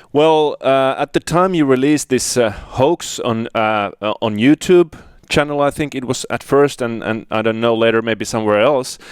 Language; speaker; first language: English; non-native, fluent; Finnish